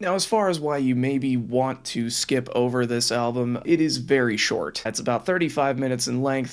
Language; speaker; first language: English; native; English